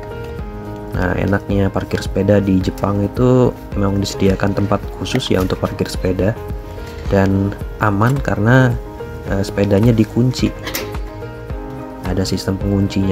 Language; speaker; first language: Indonesian; native; Indonesian